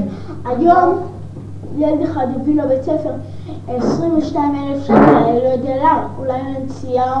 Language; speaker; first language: Hebrew; early bilingual, other home language; English